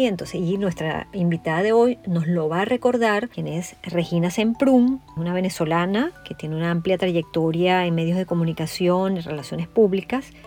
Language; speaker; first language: Spanish; native; Spanish